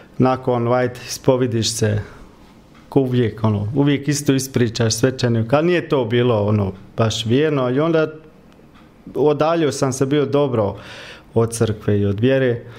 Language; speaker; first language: Croatian; early bilingual, heritage; Croatian